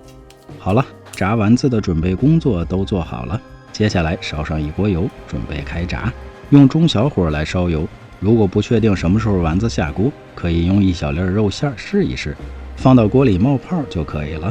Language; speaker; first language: Chinese; native; Chinese